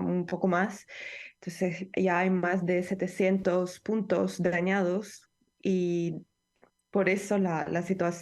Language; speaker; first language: Spanish; non-native, fluent; Ukrainian